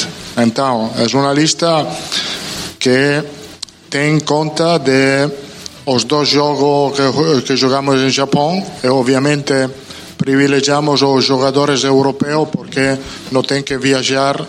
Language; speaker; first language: Portuguese; non-native, learner; Italian